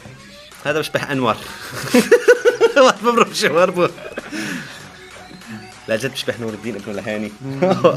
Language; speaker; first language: Arabic; native; Arabic